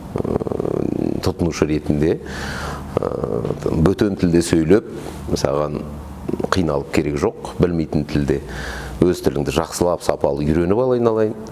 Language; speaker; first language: Kazakh; native; Kazakh